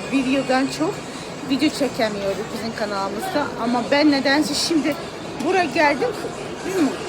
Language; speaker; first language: Turkish; non-native, learner; Azerbaijani